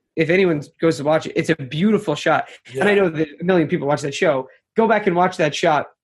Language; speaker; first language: English; native; English